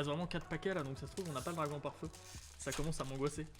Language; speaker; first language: French; native; French